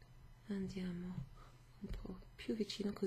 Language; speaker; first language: Italian; non-native, fluent; English